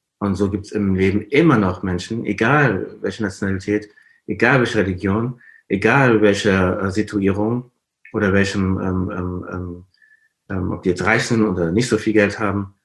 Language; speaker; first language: German; non-native, fluent; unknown